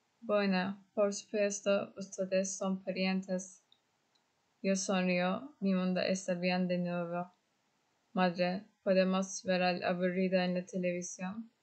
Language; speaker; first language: Spanish; non-native, learner; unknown